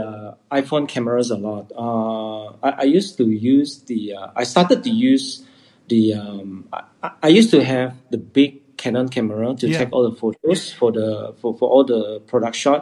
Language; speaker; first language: English; non-native, local second language; Hakka Chinese